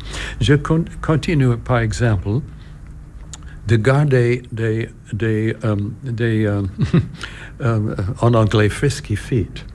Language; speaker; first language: French; non-native, learner; English